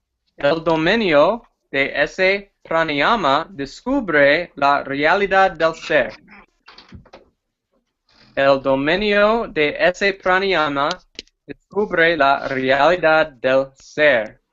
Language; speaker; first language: Spanish; non-native, fluent; English